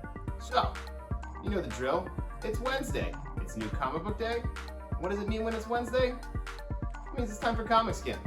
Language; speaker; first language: English; native; English